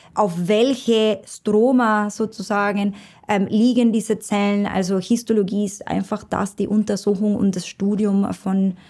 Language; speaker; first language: German; non-native, fluent; Spanish